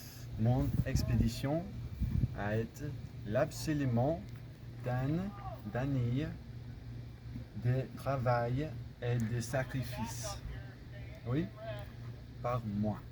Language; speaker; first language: French; non-native, learner; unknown